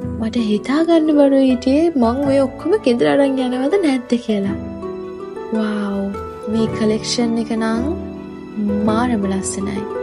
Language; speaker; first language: Sinhala; native; Sinhala